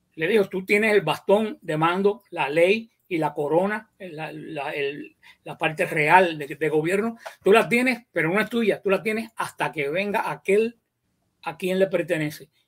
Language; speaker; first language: Spanish; native; Spanish